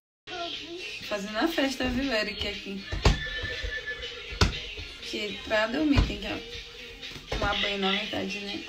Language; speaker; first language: Portuguese; native; Portuguese